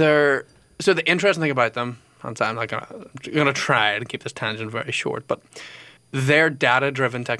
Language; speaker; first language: English; native; English